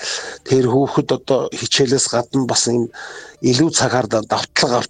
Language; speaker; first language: Mongolian; native; Mongolian